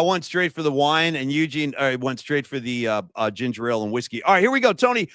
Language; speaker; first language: English; native; English